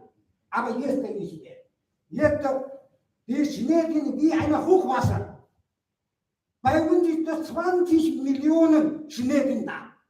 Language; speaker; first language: German; non-native, learner; Mongolian